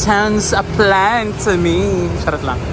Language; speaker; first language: English; non-native, local second language; Cebuano